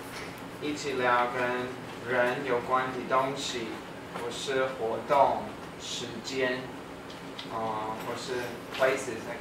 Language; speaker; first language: Chinese; non-native, fluent; English